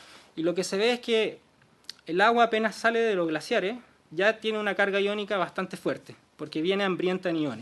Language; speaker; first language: Spanish; native; Spanish